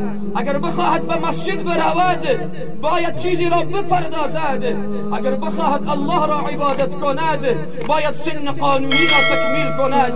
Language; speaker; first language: Persian; native; Persian